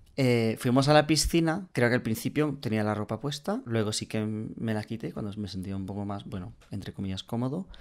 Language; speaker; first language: Spanish; non-native, fluent; English